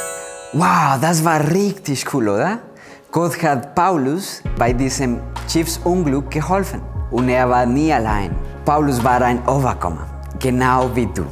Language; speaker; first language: German; non-native, fluent; Spanish